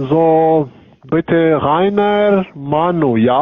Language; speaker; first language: German; non-native, learner; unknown